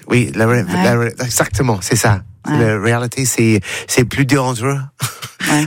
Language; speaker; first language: French; non-native, learner; English